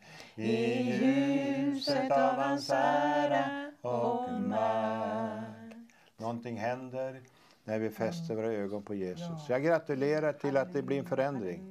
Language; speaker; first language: Swedish; native; Swedish